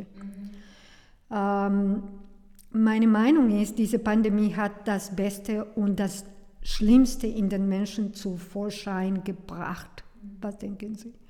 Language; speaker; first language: German; non-native, learner; Spanish